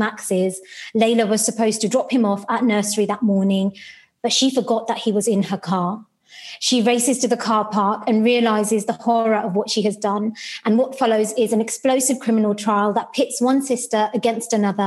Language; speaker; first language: English; non-native, local second language; Sylheti